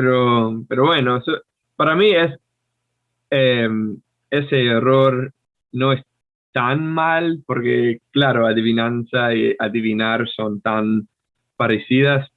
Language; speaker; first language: Spanish; non-native, fluent; English